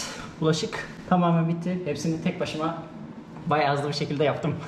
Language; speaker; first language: Turkish; native; Turkish